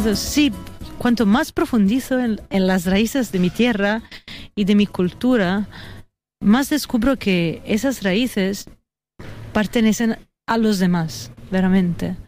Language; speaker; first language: Spanish; non-native, fluent; Italian